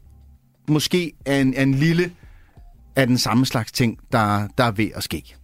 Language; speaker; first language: Danish; native; Danish